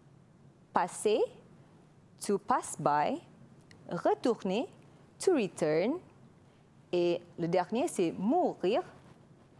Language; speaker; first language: French; non-native, fluent; Malay